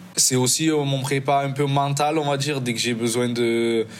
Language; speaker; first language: French; native; French